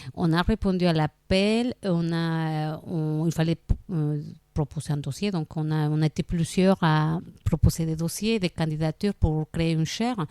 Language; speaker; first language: French; non-native, fluent; Spanish